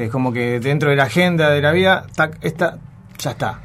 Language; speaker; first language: Spanish; native; Spanish